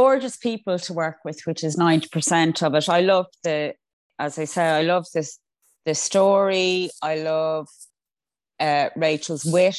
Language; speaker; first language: English; native; English